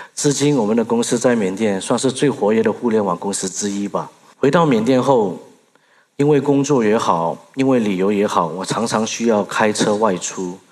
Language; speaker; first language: Chinese; early bilingual, other home language; Burmese